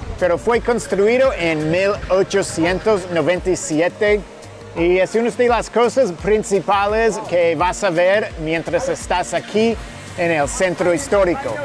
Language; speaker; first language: Spanish; non-native, fluent; English